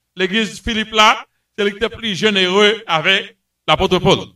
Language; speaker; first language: French; native; French